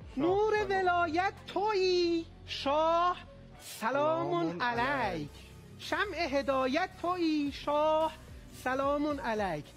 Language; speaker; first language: Persian; non-native, local second language; Azerbaijani